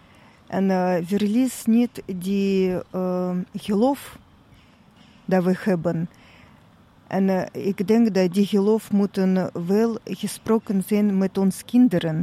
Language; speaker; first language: Dutch; non-native, learner; Russian